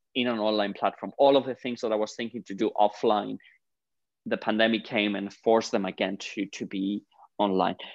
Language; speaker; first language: English; non-native, fluent; Greek